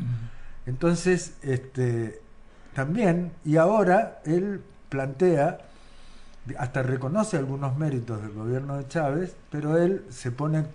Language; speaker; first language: Spanish; native; Spanish